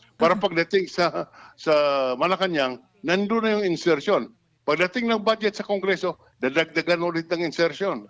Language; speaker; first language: Filipino; non-native, local second language; Hiligaynon